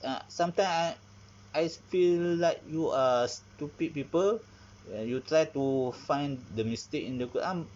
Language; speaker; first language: English; non-native, learner; Malay